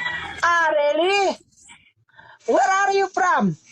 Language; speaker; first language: English; non-native, learner; Filipino